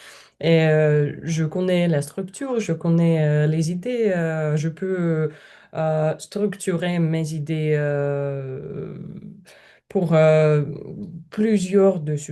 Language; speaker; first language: French; non-native, learner; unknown